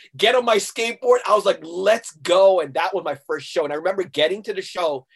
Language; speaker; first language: English; non-native, local second language; Urdu